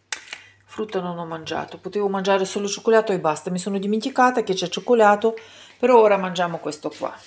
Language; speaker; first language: Italian; non-native, fluent; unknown